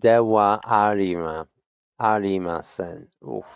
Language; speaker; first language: Japanese; non-native, learner; English